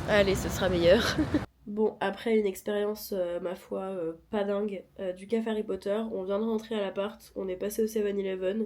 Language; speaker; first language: French; native; French